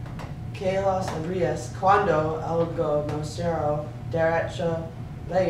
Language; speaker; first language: Spanish; non-native, learner; English